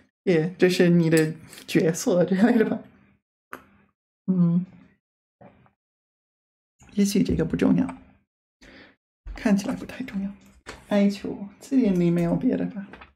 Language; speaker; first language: Chinese; non-native, fluent; English